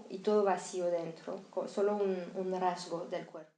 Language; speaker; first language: Spanish; non-native, fluent; French